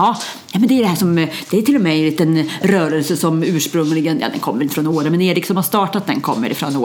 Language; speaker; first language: Swedish; native; Swedish